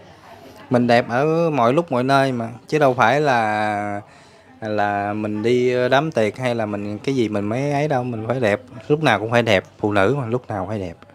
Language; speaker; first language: Vietnamese; native; Vietnamese